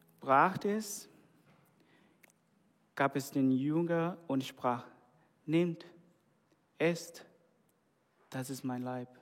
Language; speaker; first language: German; non-native, fluent; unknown